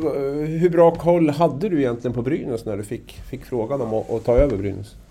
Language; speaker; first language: Swedish; native; Swedish